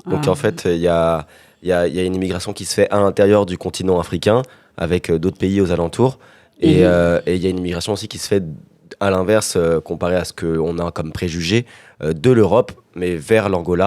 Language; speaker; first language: French; native; French